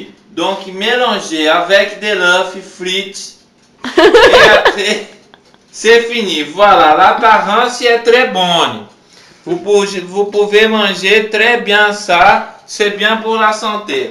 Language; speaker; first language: French; non-native, learner; Portuguese